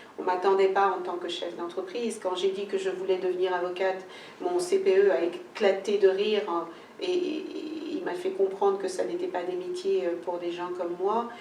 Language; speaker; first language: French; early bilingual, other home language; Kabuverdianu